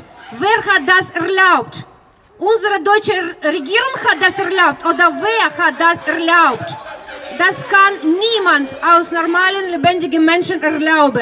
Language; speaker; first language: German; non-native, fluent; Russian